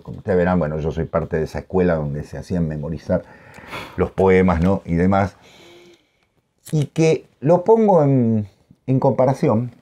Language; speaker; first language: Spanish; native; Spanish